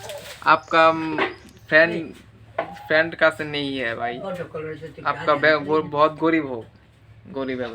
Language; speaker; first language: Hindi; non-native, learner; Bangla